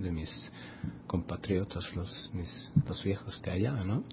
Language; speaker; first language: Spanish; non-native, fluent; Swedish